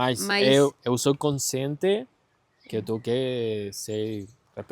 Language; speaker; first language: Portuguese; non-native, learner; Spanish